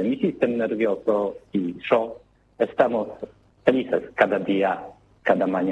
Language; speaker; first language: Spanish; non-native, learner; Polish